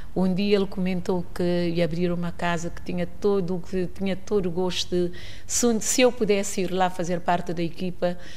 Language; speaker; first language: Portuguese; non-native, local second language; Kabuverdianu